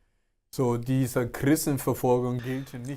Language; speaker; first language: German; non-native, fluent; Chinese